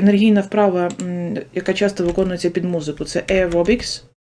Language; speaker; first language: Ukrainian; native; Ukrainian